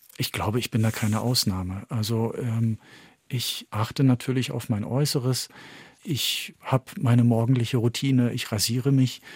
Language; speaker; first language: German; early bilingual, heritage; French